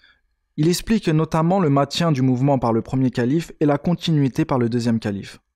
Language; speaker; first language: French; native; French